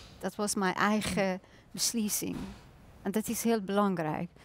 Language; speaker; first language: Dutch; non-native, learner; Persian